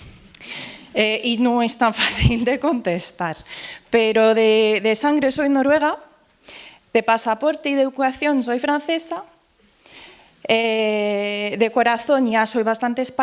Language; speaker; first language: Spanish; non-native, fluent; Norwegian